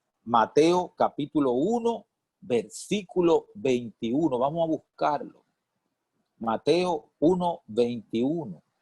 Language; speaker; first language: Spanish; native; Spanish